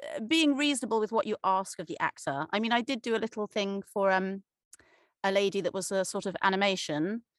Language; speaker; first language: English; native; English